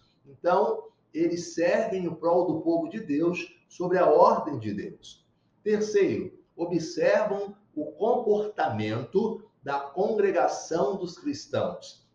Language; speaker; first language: Portuguese; native; Portuguese